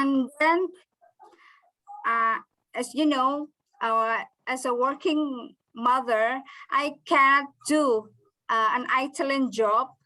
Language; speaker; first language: English; non-native, learner; Indonesian